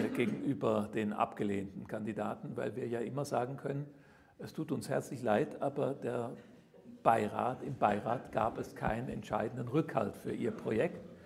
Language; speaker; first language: German; native; German